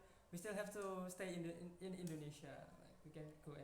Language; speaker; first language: English; non-native, learner; Indonesian